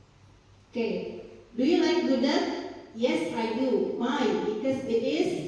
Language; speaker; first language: English; non-native, learner; Indonesian